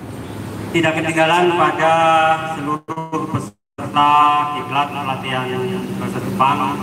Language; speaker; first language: Indonesian; native; Indonesian